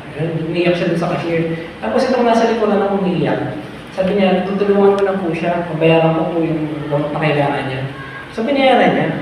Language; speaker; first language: Filipino; native; Filipino